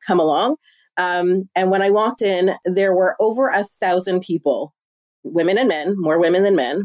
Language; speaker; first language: English; native; English